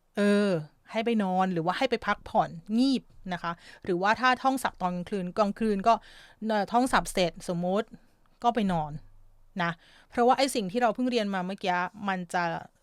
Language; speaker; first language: Thai; native; Thai